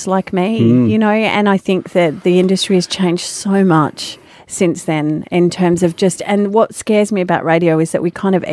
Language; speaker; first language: English; native; English